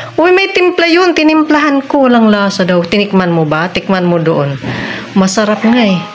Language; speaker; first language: Filipino; non-native, local second language; Cebuano